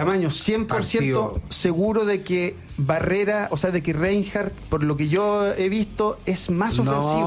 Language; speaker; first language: Spanish; native; Spanish